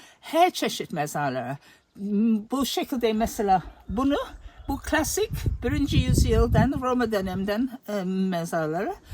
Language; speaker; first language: Turkish; non-native, learner; English